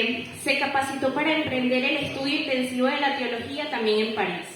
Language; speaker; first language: Spanish; native; Spanish